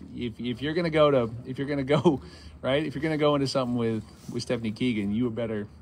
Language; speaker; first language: English; native; English